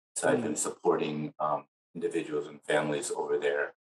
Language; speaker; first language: English; native; English